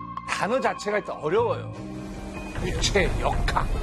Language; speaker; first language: Korean; native; Korean